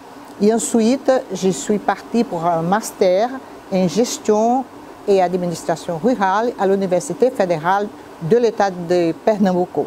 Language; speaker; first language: French; non-native, fluent; Portuguese